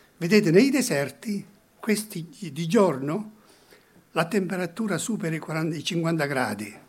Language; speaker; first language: Italian; early bilingual, heritage; Italian